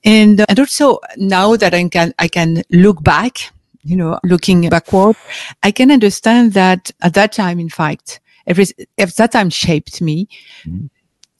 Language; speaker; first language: English; non-native, fluent; French